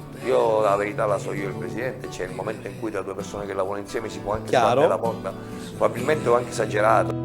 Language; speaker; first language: Italian; native; Italian